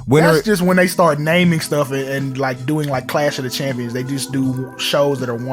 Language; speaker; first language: English; native; English